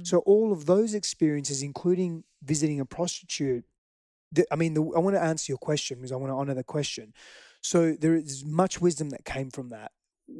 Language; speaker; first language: English; early bilingual, other home language; Greek